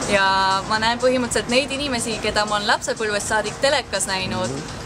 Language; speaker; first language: Estonian; early bilingual, heritage; Estonian